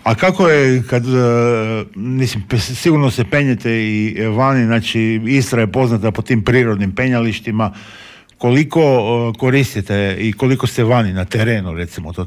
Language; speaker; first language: Croatian; native; Croatian